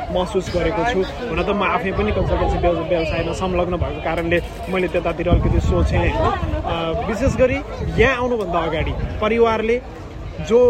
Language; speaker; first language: Nepali; native; Nepali